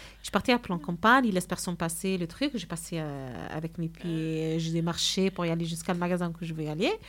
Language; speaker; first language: French; non-native, local second language; Arabic